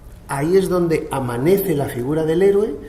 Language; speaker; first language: Spanish; native; Spanish